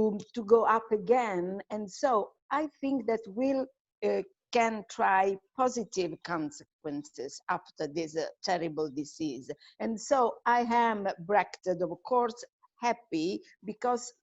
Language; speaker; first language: English; non-native, fluent; Italian